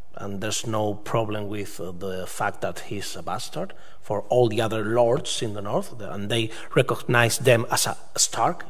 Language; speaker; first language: English; non-native, fluent; Spanish